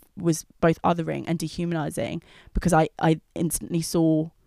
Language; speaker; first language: English; native; English